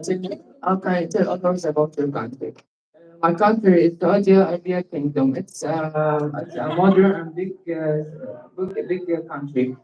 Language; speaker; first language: English; non-native, learner; Arabic